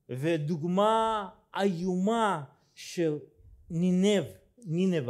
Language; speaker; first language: Hebrew; non-native, fluent; Russian